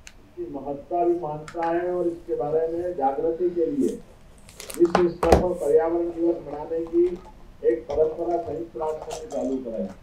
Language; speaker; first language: Hindi; native; Hindi